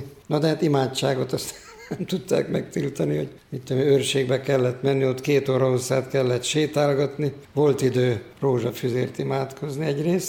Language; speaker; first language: Hungarian; native; Hungarian